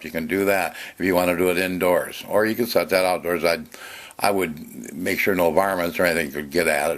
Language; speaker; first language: English; native; English